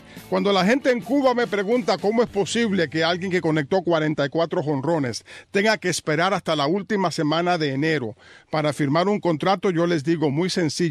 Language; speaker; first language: Spanish; native; Spanish